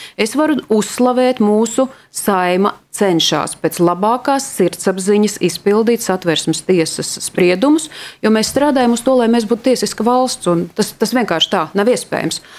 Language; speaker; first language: Latvian; native; Latvian